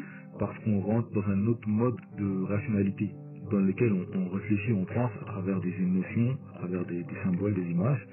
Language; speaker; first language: French; native; French